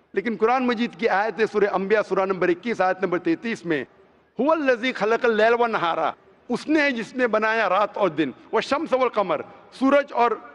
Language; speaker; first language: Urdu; non-native, local second language; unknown